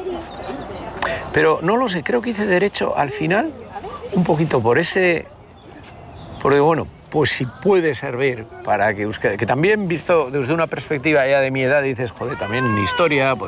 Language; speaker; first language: Spanish; native; Spanish